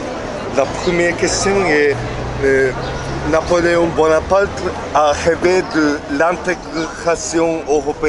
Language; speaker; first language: French; non-native, learner; Japanese